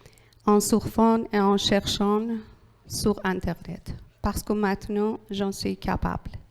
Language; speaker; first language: French; non-native, learner; Persian